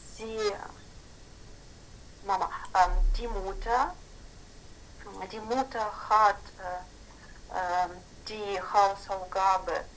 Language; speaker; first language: German; non-native, learner; Ukrainian